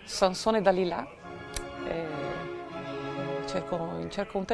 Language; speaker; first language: Italian; native; Italian